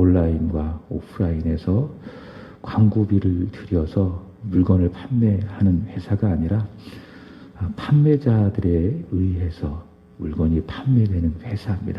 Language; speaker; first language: Korean; native; Korean